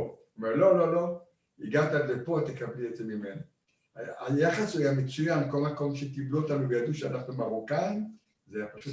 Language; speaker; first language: Hebrew; early bilingual, other home language; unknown